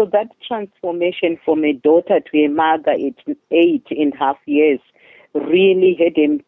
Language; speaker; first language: English; non-native, local second language; Shona